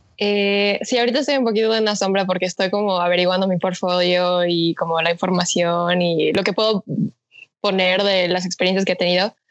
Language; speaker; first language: Spanish; early bilingual, other home language; Korean